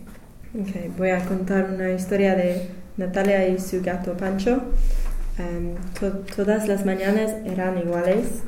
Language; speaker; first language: Spanish; non-native, learner; English